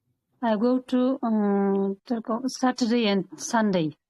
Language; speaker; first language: English; non-native, learner; Kyrgyz